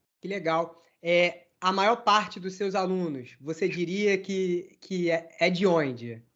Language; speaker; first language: Portuguese; native; Portuguese